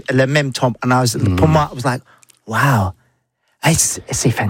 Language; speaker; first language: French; non-native, learner; English